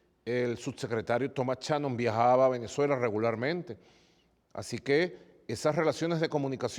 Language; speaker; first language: Spanish; native; Spanish